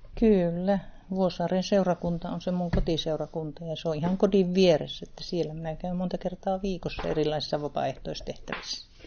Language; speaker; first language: Finnish; native; Finnish